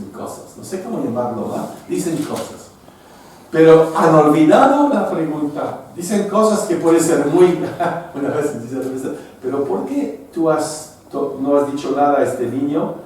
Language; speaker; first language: Spanish; non-native, fluent; French